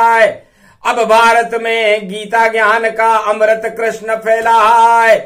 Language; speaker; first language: Hindi; native; Hindi